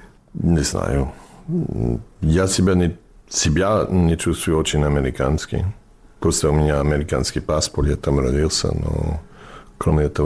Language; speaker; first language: Russian; non-native, fluent; English